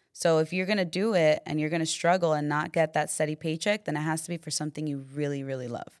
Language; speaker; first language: English; native; English